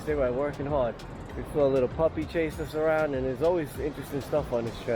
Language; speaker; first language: English; native; English